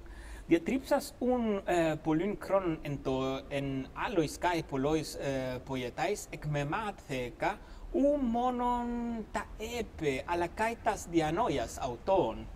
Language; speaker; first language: Greek; non-native, fluent; Spanish